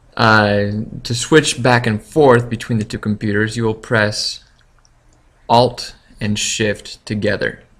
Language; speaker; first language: English; native; English